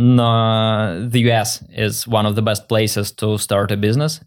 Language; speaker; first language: English; non-native, fluent; Russian